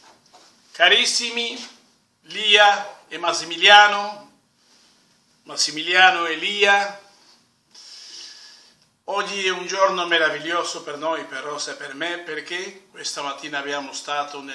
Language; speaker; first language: Italian; non-native, fluent; Spanish